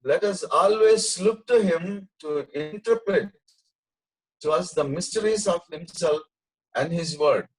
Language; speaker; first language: English; non-native, local second language; Telugu